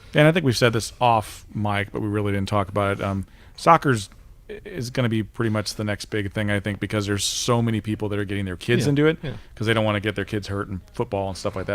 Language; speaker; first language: English; native; English